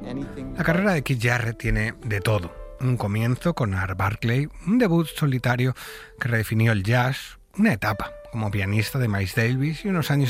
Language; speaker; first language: Spanish; native; Spanish